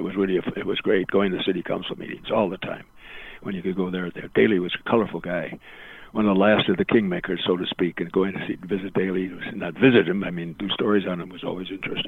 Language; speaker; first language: English; native; English